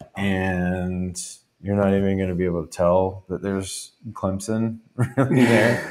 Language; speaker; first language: English; native; English